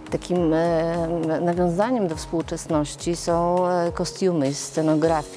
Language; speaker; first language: Polish; native; Polish